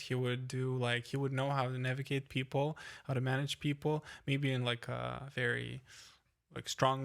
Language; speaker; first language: English; non-native, fluent; Ukrainian